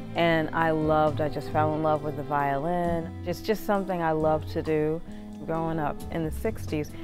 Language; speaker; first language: English; native; English